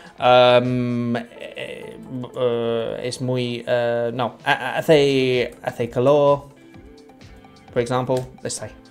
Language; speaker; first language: Spanish; non-native, learner; English